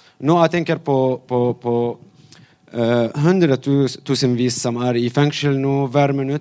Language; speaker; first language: Norwegian; non-native, fluent; Arabic